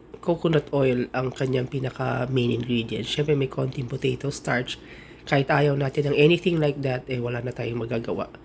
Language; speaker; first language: Filipino; native; Filipino